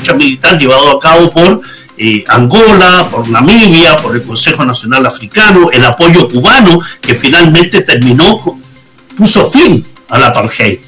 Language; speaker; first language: Spanish; native; Spanish